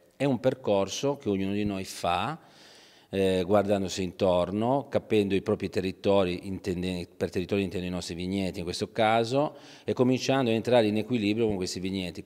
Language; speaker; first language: Italian; native; Italian